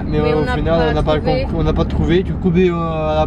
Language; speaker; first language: French; native; French